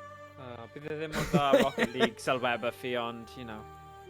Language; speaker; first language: Welsh; native; Welsh